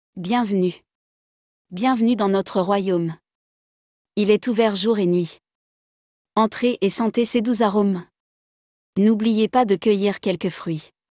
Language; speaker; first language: French; non-native, local second language; Arabic